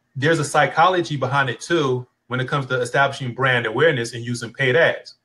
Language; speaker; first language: English; native; English